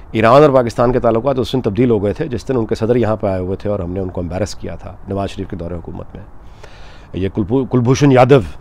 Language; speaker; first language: Urdu; native; Urdu